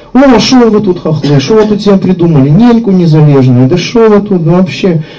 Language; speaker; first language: Ukrainian; non-native, local second language; Russian